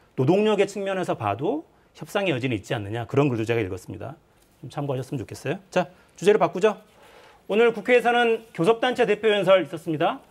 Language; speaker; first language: Korean; native; Korean